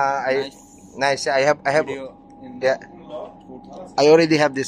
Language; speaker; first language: English; non-native, local second language; Filipino